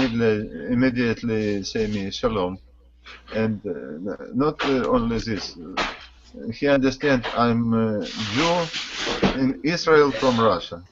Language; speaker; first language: English; non-native, learner; Russian